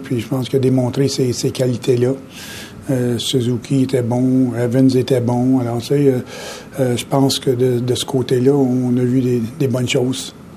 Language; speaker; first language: French; native; French